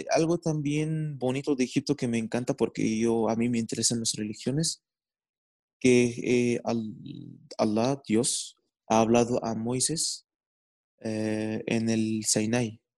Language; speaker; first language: Spanish; non-native, fluent; Arabic